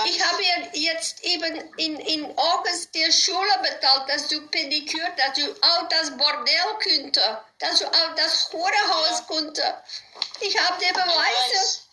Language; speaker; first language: German; non-native, learner; Dutch